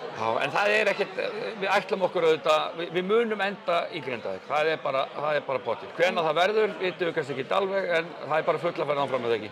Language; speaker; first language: Icelandic; native; Icelandic